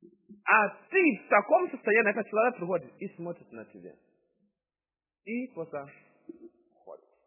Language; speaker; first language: Russian; non-native, fluent; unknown